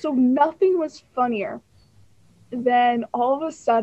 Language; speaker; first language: English; native; English